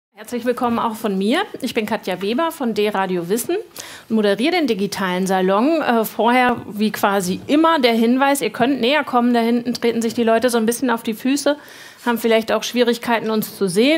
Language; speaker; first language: German; native; German